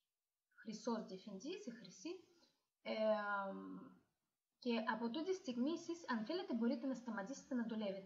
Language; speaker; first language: Greek; non-native, learner; Russian